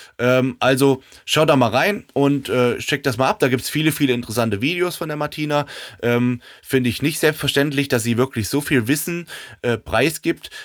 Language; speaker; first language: German; native; German